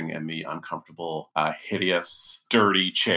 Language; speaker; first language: English; native; English